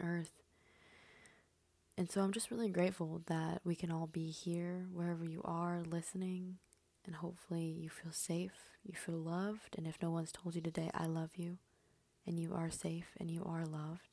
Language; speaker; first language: English; early bilingual, other home language; Spanish